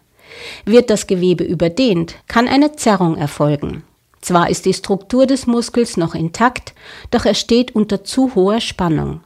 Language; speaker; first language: German; native; German